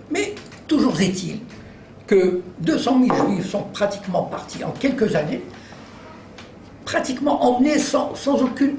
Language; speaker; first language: French; native; French